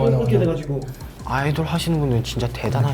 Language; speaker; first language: Korean; native; Korean